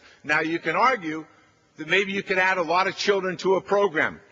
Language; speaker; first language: English; native; English